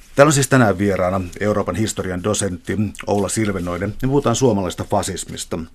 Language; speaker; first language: Finnish; native; Finnish